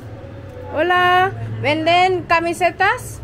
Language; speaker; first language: Spanish; non-native, learner; English